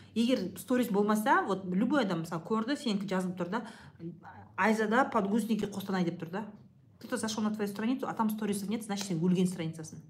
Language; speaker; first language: Russian; non-native, local second language; Kazakh